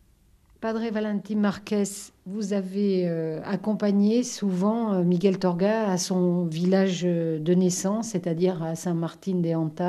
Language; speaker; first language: French; native; French